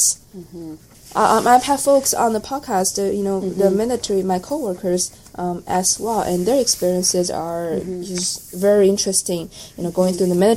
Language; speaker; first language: English; non-native, fluent; Chinese